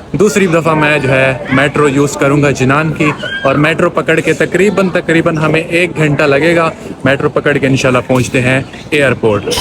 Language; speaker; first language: Urdu; non-native, local second language; Punjabi